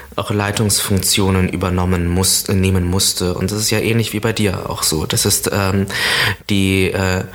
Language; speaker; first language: German; native; German